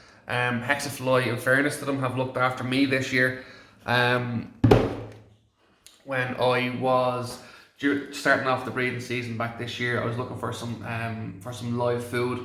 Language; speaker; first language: English; native; English